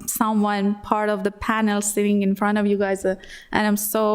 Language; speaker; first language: English; non-native, fluent; Persian